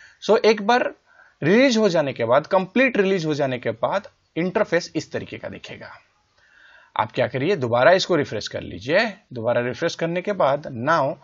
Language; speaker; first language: Hindi; native; Hindi